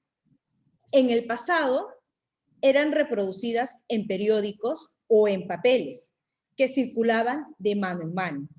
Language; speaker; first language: Spanish; native; Spanish